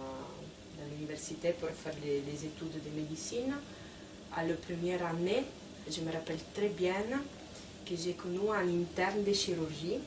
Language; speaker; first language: French; non-native, fluent; Italian